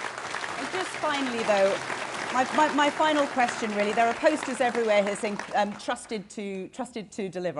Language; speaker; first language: English; native; English